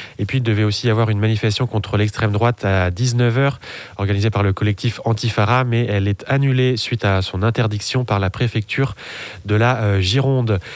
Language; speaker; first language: French; native; French